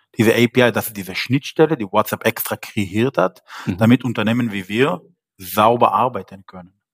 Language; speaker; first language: German; non-native, fluent; Hebrew